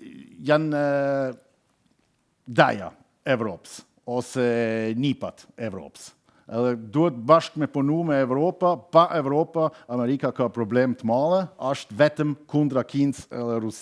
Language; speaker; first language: Albanian; non-native, learner; German